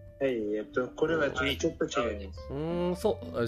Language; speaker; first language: Japanese; non-native, learner; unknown